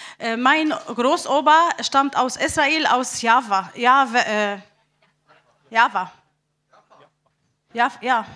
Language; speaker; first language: German; non-native, learner; Arabic